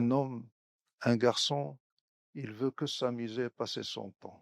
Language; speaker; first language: French; non-native, local second language; Arabic